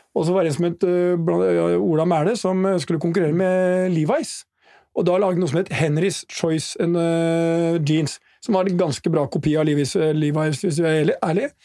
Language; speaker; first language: Norwegian; native; Norwegian